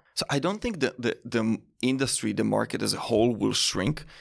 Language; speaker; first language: English; non-native, fluent; Hebrew